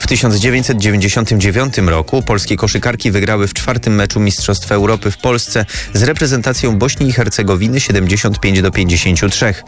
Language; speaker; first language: Polish; native; Polish